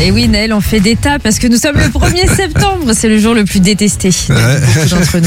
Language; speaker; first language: French; native; French